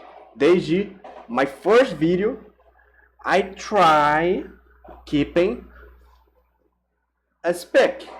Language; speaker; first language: English; non-native, learner; Portuguese